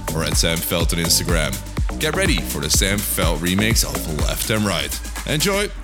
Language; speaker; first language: English; non-native, fluent; Dutch